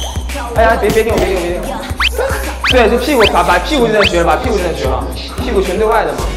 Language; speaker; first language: Chinese; native; Chinese